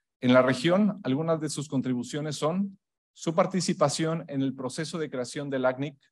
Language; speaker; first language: Spanish; native; Spanish